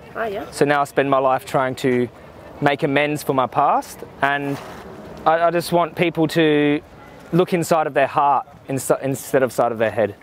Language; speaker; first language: English; native; English